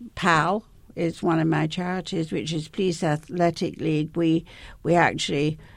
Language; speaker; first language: English; native; English